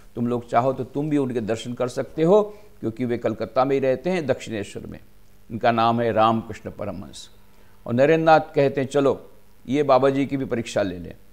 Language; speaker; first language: Hindi; non-native, local second language; Gujarati